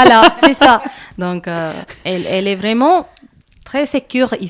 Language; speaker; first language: French; non-native, learner; Malayalam